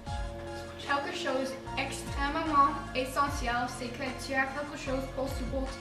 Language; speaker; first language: French; non-native, learner; English